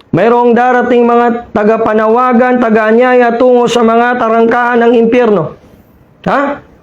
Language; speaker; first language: Filipino; non-native, local second language; Maranao